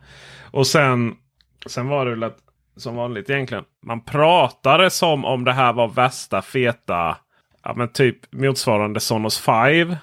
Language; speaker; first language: Swedish; native; Swedish